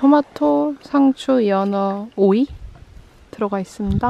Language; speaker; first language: Korean; native; Korean